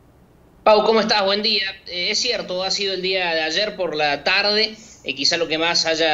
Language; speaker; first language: Spanish; native; Spanish